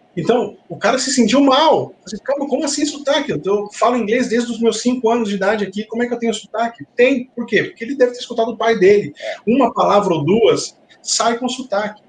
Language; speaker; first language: Portuguese; native; Portuguese